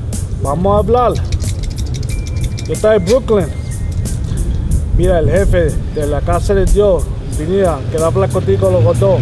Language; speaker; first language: Spanish; early bilingual, heritage; Spanish